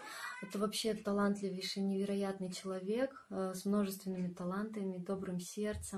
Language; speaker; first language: Russian; native; Russian